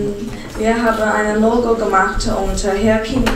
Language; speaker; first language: German; non-native, learner; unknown